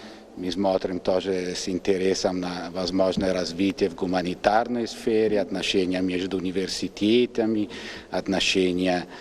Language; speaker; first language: Russian; non-native, fluent; Italian